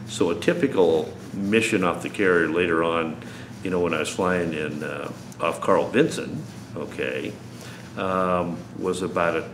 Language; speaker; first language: English; native; English